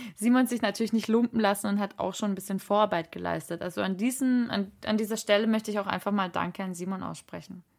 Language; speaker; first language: German; native; German